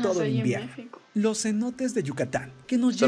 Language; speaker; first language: Spanish; native; Spanish